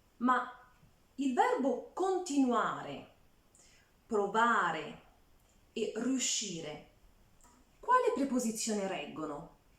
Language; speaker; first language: Italian; native; Italian